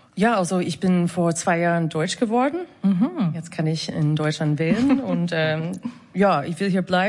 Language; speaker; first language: German; non-native, fluent; English